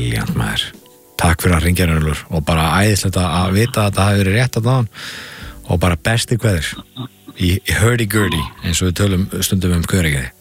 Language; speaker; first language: Icelandic; native; Icelandic